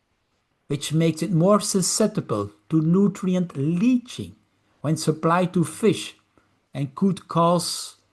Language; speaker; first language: English; non-native, fluent; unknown